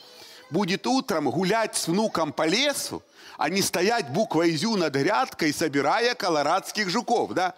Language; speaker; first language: Russian; native; Russian